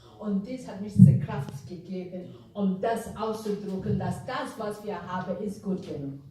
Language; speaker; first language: German; non-native, fluent; Igbo